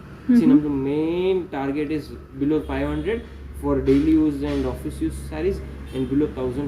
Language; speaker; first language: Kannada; non-native, local second language; Hindi